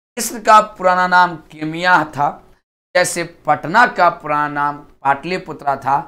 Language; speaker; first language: Hindi; native; Hindi